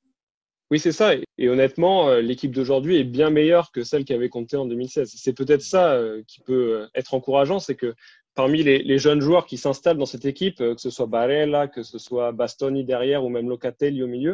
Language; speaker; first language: French; native; French